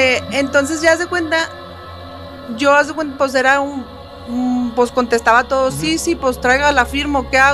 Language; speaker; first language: Spanish; native; Spanish